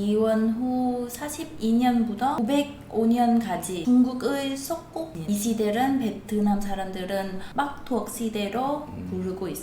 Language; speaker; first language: Korean; non-native, fluent; Vietnamese